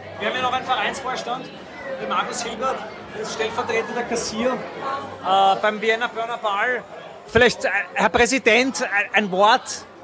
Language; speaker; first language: German; native; German